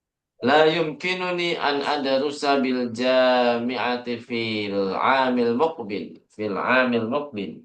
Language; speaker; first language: Arabic; non-native, fluent; Indonesian